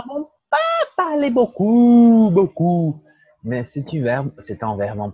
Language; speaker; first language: French; non-native, fluent; Portuguese